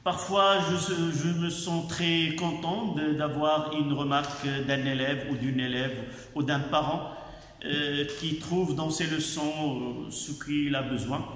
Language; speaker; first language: French; non-native, local second language; Arabic